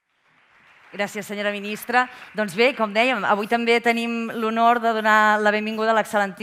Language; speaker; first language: Catalan; native; Catalan